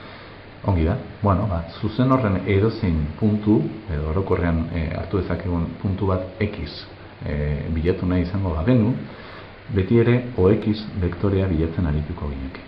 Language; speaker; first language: Basque; native; Basque